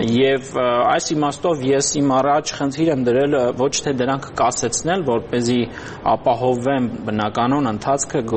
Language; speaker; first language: Armenian; native; Armenian